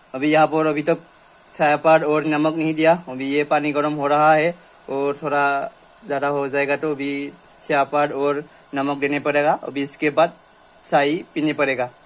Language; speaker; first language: Hindi; non-native, local second language; Assamese